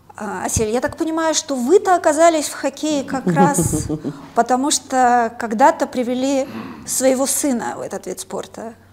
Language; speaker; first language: Russian; native; Russian